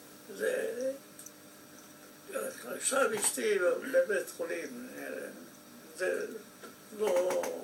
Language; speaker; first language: Hebrew; non-native, fluent; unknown